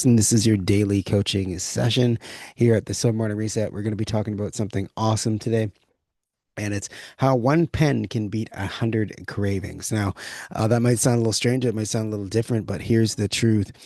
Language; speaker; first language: English; native; English